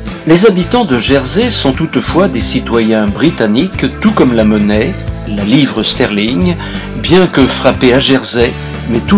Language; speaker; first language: French; native; French